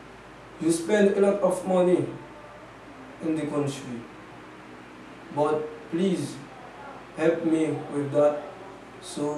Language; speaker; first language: English; non-native, learner; Haitian Creole